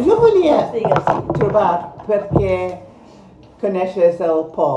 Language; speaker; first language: Catalan; non-native, fluent; Spanish